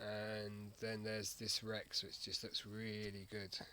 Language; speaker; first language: English; native; English